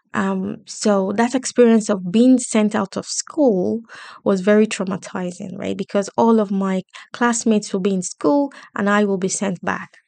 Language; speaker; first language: English; non-native, local second language; Yoruba